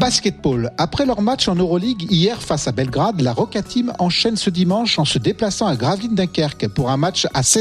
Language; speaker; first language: French; native; French